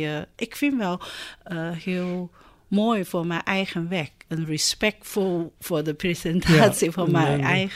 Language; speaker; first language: Dutch; non-native, learner; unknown